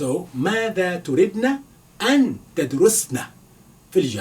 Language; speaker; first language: Arabic; non-native, fluent; Yoruba